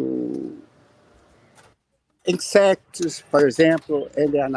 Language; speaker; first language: English; non-native, learner; Portuguese